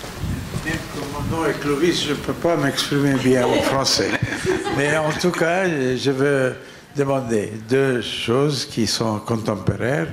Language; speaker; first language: French; non-native, learner; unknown